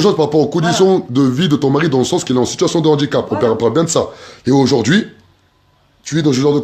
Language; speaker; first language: French; native; French